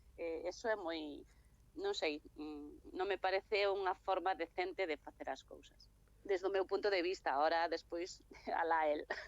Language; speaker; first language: Galician; native; Galician